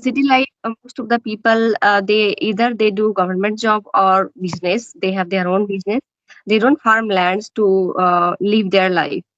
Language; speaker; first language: English; non-native, learner; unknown